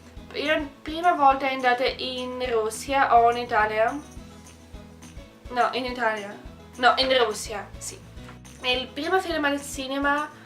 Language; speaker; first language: Italian; non-native, learner; Russian